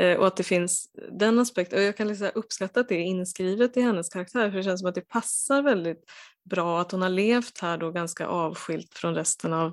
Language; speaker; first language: Swedish; native; Swedish